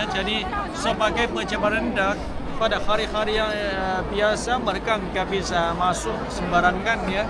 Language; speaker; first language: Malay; non-native, fluent; Chinese